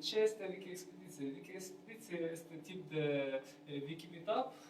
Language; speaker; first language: Romanian; non-native, learner; Ukrainian